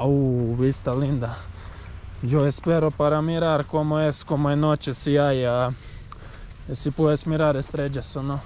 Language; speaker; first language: Spanish; non-native, learner; Croatian